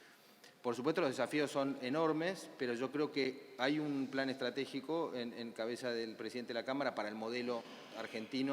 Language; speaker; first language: Spanish; native; Spanish